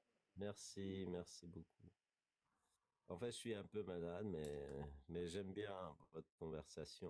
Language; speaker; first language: French; non-native, fluent; Kurdish